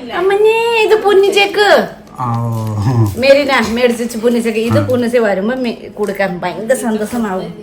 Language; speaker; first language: Malayalam; non-native, fluent; Nepali